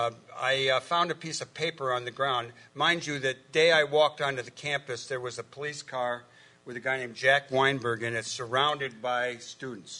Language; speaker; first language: English; native; English